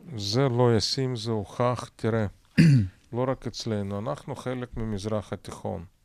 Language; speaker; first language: Hebrew; non-native, fluent; Russian